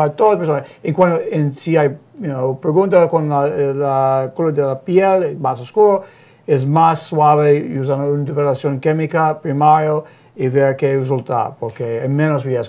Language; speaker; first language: Spanish; non-native, learner; English